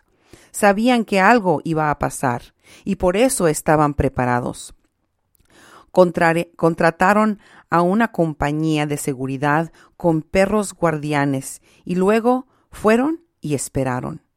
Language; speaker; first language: Spanish; native; Spanish